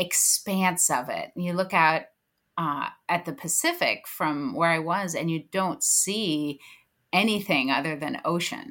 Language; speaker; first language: English; native; English